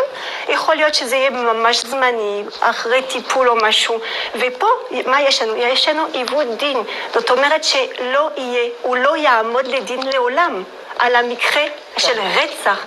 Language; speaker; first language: Hebrew; non-native, fluent; French